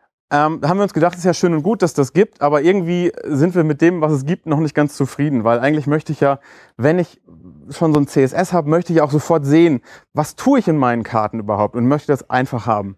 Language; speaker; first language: German; native; German